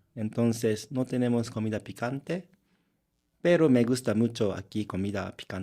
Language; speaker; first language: Spanish; non-native, learner; Japanese